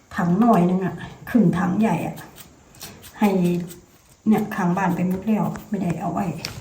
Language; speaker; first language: Thai; native; Thai